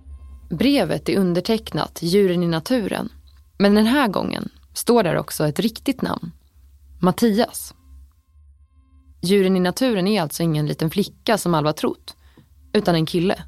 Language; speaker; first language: Swedish; native; Swedish